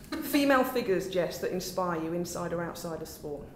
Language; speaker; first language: English; native; English